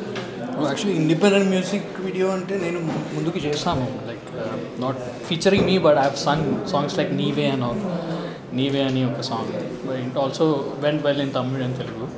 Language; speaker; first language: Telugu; non-native, learner; Malayalam